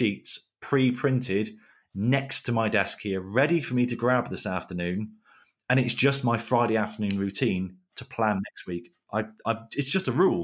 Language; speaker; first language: English; native; English